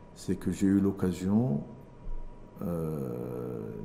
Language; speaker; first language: French; non-native, local second language; Arabic